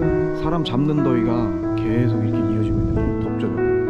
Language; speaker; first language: Korean; native; Korean